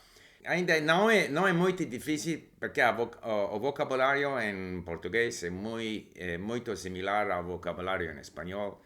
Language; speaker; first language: Portuguese; non-native, learner; English